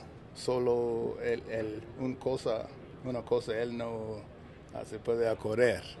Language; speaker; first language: Spanish; non-native, learner; English